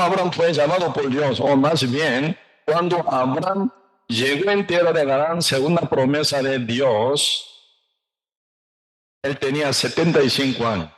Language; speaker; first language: Spanish; non-native, learner; Korean